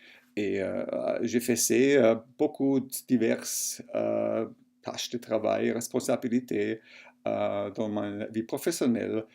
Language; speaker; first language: French; non-native, fluent; German